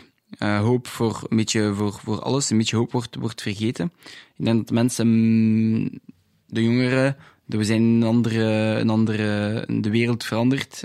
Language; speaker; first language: Dutch; non-native, local second language; French